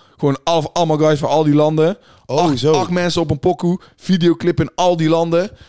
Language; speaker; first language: Dutch; native; Dutch